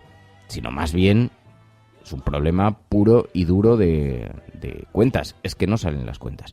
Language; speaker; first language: Spanish; native; Spanish